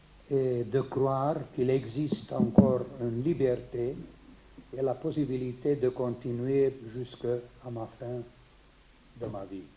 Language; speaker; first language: French; non-native, fluent; Romanian